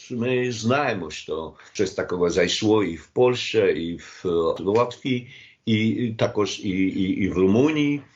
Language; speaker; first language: Polish; non-native, learner; Ukrainian